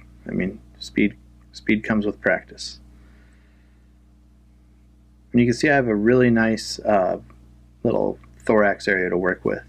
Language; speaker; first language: English; native; English